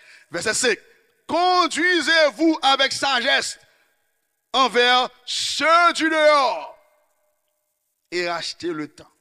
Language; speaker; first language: French; non-native, local second language; Haitian Creole